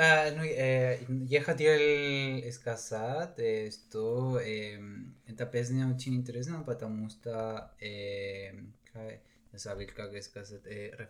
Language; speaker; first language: Russian; non-native, learner; Spanish